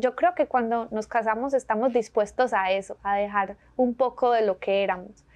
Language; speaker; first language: Spanish; native; Spanish